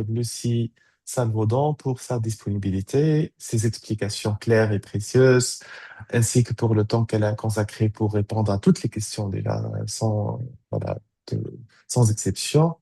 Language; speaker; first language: French; native; French